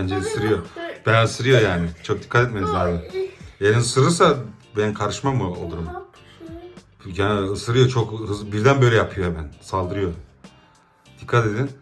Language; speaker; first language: Turkish; early bilingual, heritage; Turkish